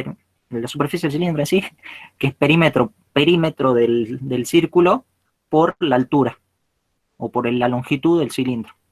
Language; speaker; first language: Spanish; native; Spanish